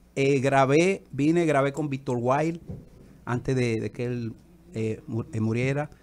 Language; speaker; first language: Spanish; native; Spanish